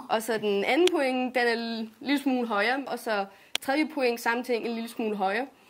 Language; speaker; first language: Danish; early bilingual, heritage; Danish